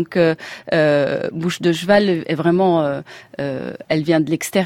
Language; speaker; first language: French; non-native, local second language; Arabic